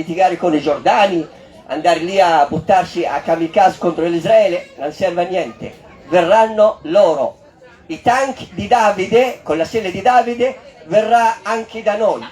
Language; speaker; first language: Italian; non-native, fluent; Arabic